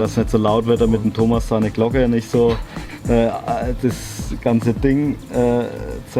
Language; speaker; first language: German; native; German